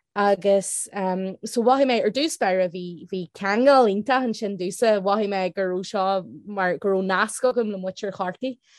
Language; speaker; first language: Irish; non-native, local second language; English